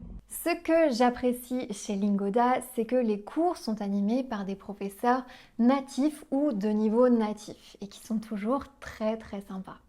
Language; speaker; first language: French; native; French